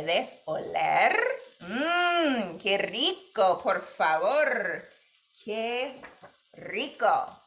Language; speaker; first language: Spanish; non-native, fluent; English